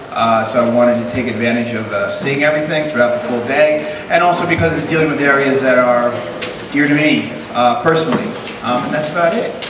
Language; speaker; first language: English; native; English